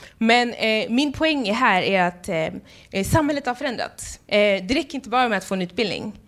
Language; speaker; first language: Swedish; early bilingual, other home language; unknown